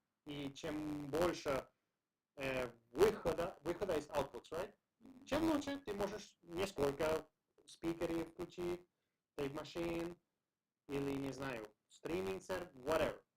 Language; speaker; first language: Russian; non-native, learner; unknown